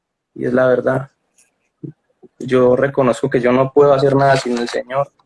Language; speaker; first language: Spanish; native; Spanish